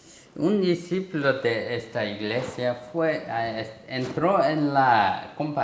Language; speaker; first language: Spanish; non-native, learner; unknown